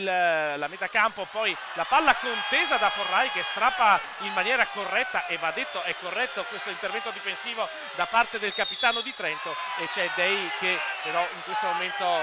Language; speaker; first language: Italian; native; Italian